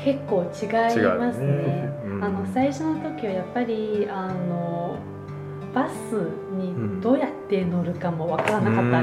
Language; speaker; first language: Japanese; non-native, fluent; Chinese